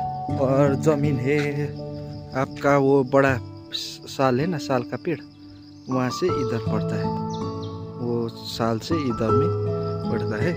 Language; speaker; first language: Hindi; non-native, local second language; Nepali